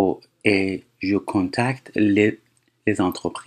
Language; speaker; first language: French; non-native, fluent; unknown